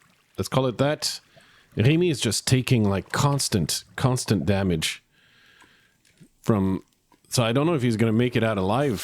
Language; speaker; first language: English; native; English